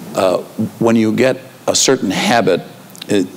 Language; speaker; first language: English; native; English